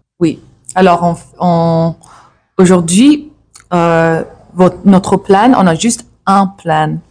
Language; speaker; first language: French; non-native, learner; English